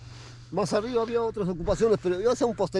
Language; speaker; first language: Spanish; native; Spanish